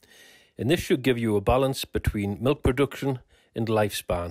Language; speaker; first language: English; native; English